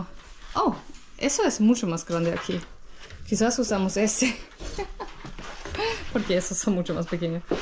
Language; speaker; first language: Spanish; non-native, learner; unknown